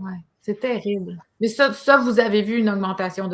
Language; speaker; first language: French; native; French